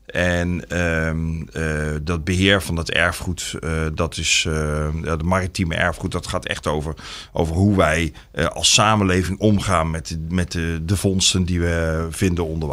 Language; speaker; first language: Dutch; native; Dutch